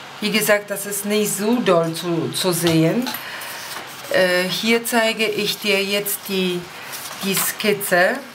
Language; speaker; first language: German; non-native, fluent; Polish